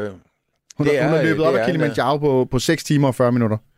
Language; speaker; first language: Danish; native; Danish